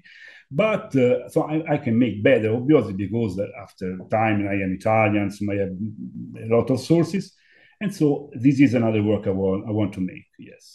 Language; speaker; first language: English; non-native, learner; Italian